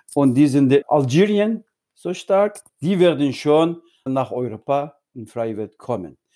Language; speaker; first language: German; non-native, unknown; Uyghur